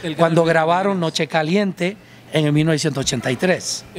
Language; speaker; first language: Spanish; early bilingual, heritage; Spanish